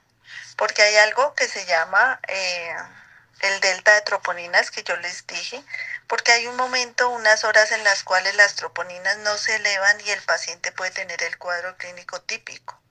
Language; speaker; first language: Spanish; native; Spanish